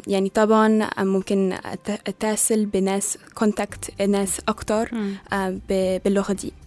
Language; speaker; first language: Arabic; non-native, learner; English